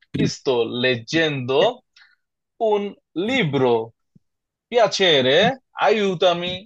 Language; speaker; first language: Italian; non-native, fluent; Bangla